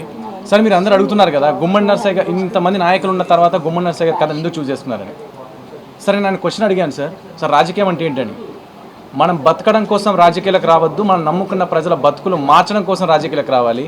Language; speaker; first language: Telugu; native; Telugu